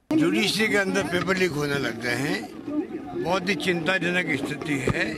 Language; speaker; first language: Hindi; native; Hindi